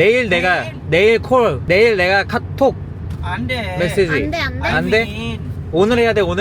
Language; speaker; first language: Korean; native; Korean